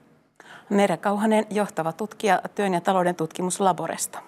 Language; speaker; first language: Finnish; native; Finnish